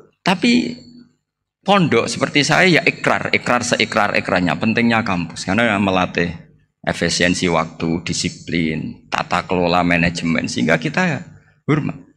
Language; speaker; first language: Indonesian; non-native, local second language; Javanese